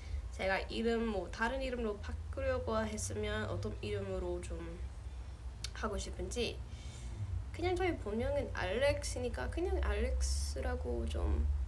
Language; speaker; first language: Korean; non-native, fluent; English